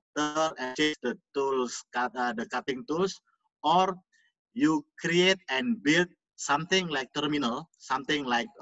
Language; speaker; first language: English; non-native, fluent; Indonesian